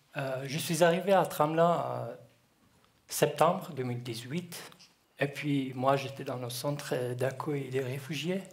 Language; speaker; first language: French; non-native, learner; Kurdish